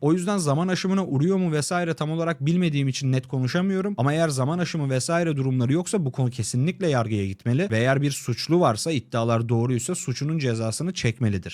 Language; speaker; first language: Turkish; native; Turkish